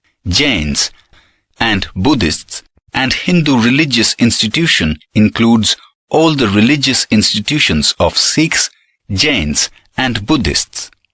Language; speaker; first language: English; non-native, local second language; Gujarati